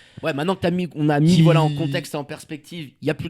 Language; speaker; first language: French; native; French